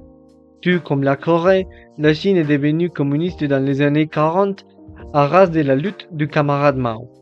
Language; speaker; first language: French; non-native, learner; Spanish